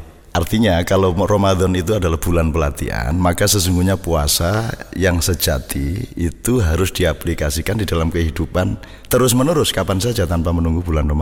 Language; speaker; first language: Indonesian; non-native, local second language; Javanese